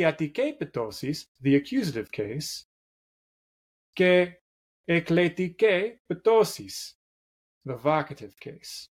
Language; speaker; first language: Greek; non-native, learner; English